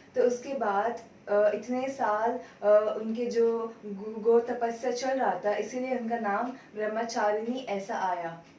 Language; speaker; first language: Hindi; non-native, local second language; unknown